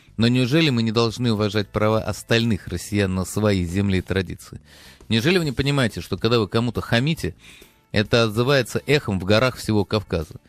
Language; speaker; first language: Russian; native; Russian